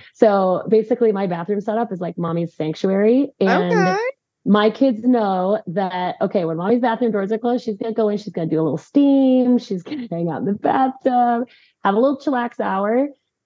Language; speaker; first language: English; native; English